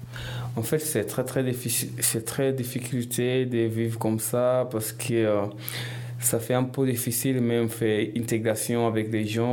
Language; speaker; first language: French; non-native, fluent; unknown